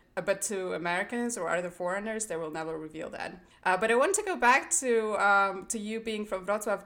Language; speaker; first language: English; non-native, fluent; Polish